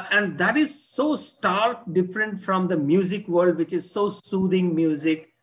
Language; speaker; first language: English; non-native, local second language; Hindi